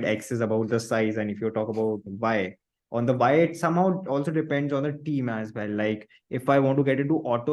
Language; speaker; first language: English; non-native, local second language; Hindi